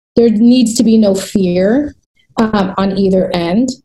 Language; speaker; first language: English; native; English